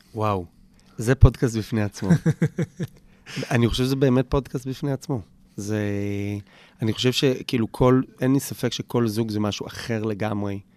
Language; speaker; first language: Hebrew; native; Hebrew